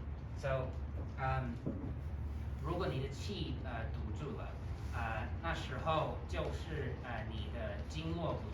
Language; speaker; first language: Chinese; non-native, learner; English